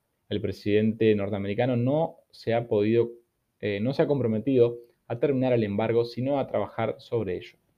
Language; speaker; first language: Spanish; native; Spanish